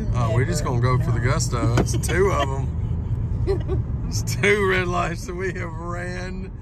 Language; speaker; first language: English; native; English